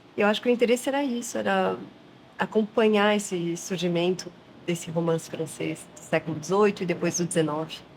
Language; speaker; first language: Portuguese; non-native, fluent; French